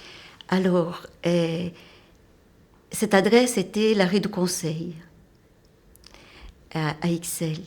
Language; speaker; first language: French; non-native, fluent; Portuguese